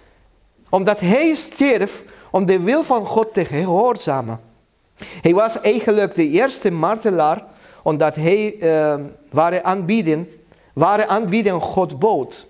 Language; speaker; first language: Dutch; non-native, learner; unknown